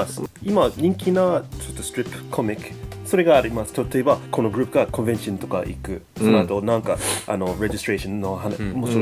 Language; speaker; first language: Japanese; non-native, fluent; English